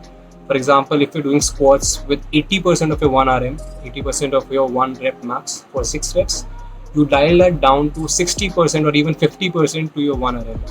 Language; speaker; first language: English; non-native, local second language; Hindi